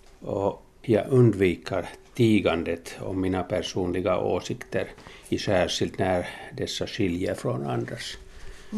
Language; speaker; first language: Swedish; non-native, local second language; Finnish